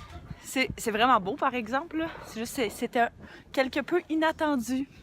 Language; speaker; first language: French; native; French